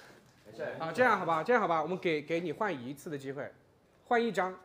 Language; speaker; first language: Chinese; native; Chinese